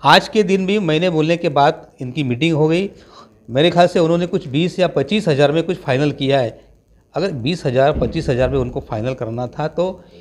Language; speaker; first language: Hindi; non-native, local second language; Marathi